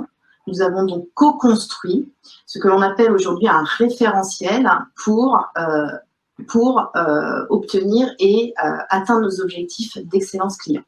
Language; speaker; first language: French; native; French